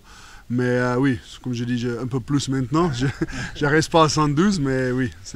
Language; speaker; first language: French; non-native, learner; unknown